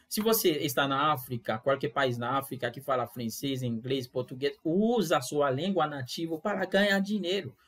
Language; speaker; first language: Portuguese; non-native, fluent; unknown